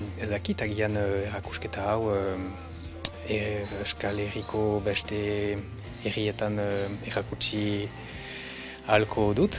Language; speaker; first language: Basque; non-native, local second language; French